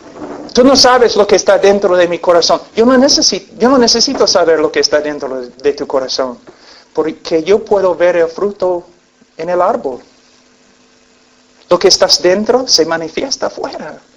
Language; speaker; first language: Spanish; non-native, fluent; English